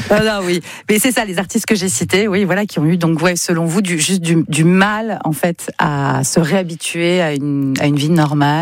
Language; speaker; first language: French; native; French